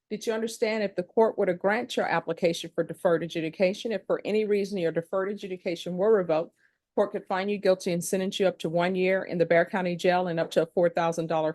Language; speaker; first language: English; native; English